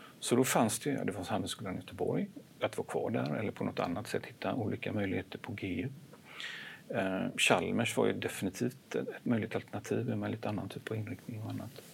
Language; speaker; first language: Swedish; native; Swedish